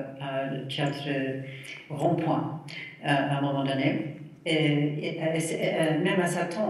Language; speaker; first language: French; non-native, fluent; English